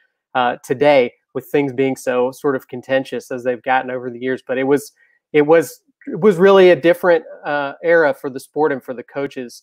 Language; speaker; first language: English; native; English